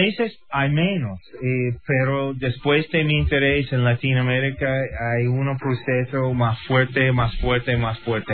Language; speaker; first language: Spanish; non-native, learner; English